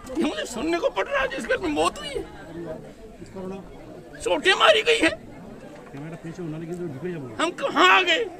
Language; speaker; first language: Hindi; native; Hindi